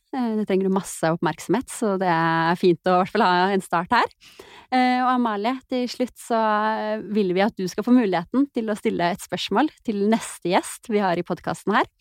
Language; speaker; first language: Norwegian; native; Norwegian